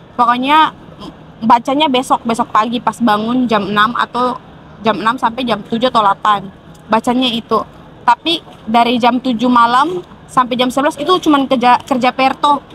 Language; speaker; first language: Indonesian; native; Indonesian